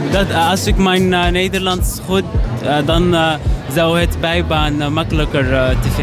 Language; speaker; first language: Dutch; non-native, learner; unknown